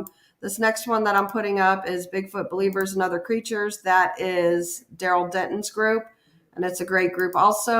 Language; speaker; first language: English; native; English